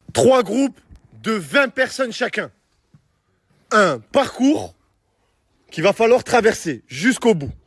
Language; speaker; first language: French; native; French